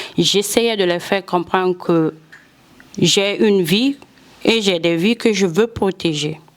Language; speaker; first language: French; non-native, local second language; Fula